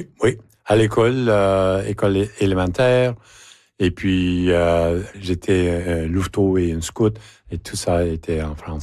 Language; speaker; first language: French; native; French